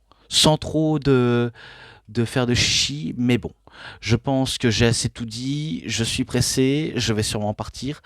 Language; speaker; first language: French; native; French